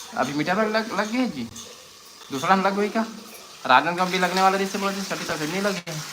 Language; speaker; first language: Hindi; native; Hindi